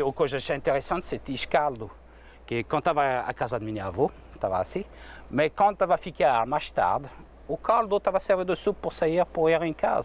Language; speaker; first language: Portuguese; non-native, fluent; French